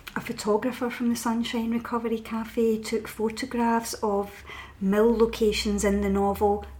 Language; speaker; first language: English; native; English